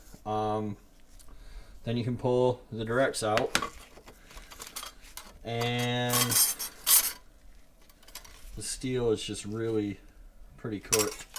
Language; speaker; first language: English; native; English